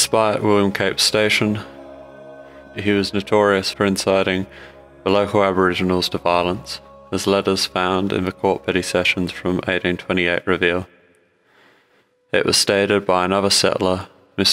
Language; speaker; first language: English; native; English